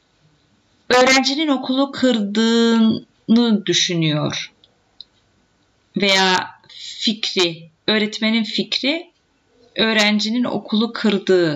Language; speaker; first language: Turkish; native; Turkish